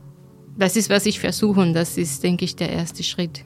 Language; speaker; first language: German; non-native, fluent; Spanish